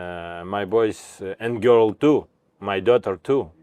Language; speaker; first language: English; non-native, learner; Ukrainian